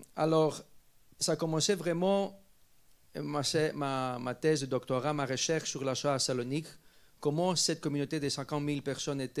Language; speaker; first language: French; non-native, fluent; Greek